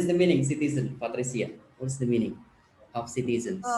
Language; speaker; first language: English; non-native, learner; Indonesian